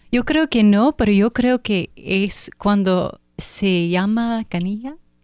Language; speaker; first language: Spanish; non-native, fluent; English